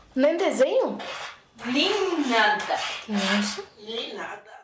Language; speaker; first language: Portuguese; early bilingual, other home language; Spanish